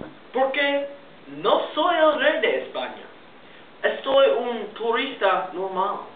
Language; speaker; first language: Spanish; non-native, learner; English